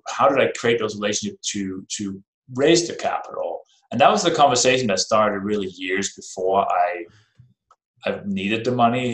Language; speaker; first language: English; non-native, fluent; Danish